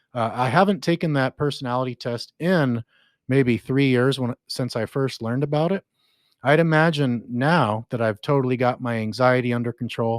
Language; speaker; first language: English; native; English